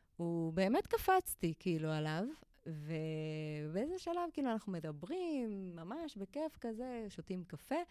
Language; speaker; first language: Hebrew; non-native, fluent; Spanish